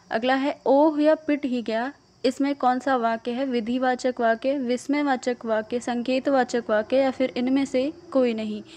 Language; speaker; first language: Hindi; native; Hindi